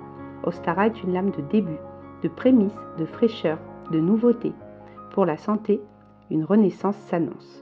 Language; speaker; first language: French; native; French